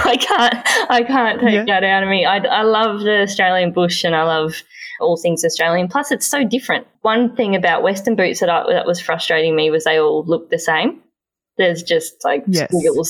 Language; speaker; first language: English; native; English